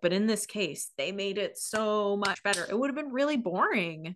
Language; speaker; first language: English; native; English